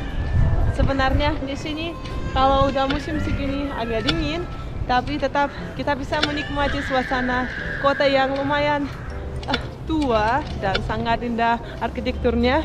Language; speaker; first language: Indonesian; non-native, fluent; Russian